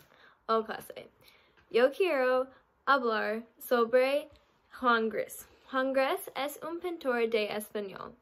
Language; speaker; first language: Spanish; non-native, learner; English